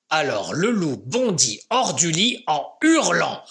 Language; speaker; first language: French; native; French